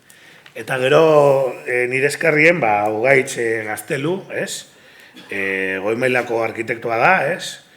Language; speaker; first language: Basque; native; Basque